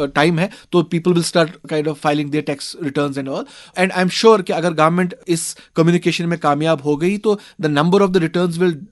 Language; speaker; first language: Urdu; non-native, local second language; Kashmiri